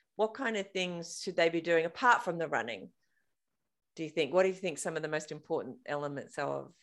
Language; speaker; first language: English; native; English